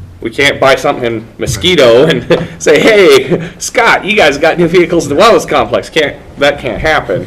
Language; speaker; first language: English; native; English